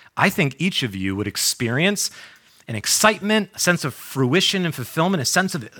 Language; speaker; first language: English; native; English